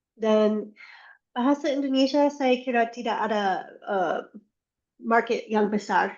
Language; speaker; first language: Indonesian; non-native, learner; English